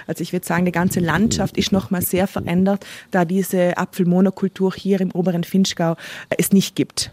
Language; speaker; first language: German; native; German